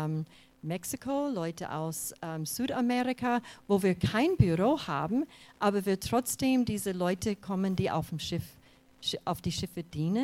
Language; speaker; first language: German; non-native, fluent; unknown